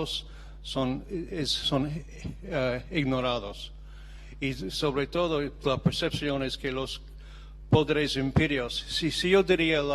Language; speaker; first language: Spanish; non-native, learner; English